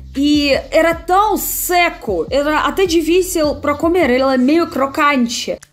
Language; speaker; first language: Portuguese; non-native, fluent; Russian